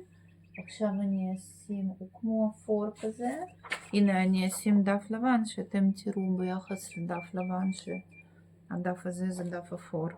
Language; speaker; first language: Hebrew; non-native, fluent; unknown